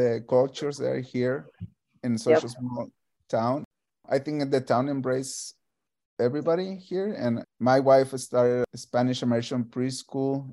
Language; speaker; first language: English; non-native, fluent; Spanish